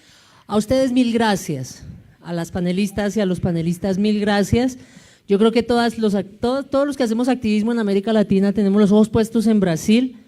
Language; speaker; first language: Spanish; native; Spanish